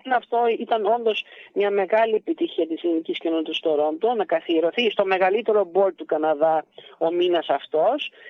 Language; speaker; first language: Greek; early bilingual, heritage; Greek